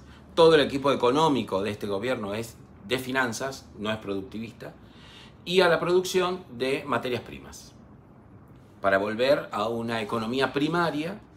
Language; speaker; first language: Spanish; native; Spanish